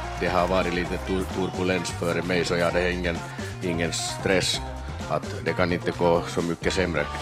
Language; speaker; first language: Swedish; non-native, learner; Finnish